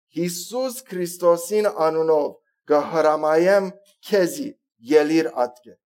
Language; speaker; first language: Armenian; early bilingual, heritage; Armenian